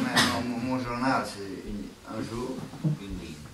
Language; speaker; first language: French; non-native, learner; English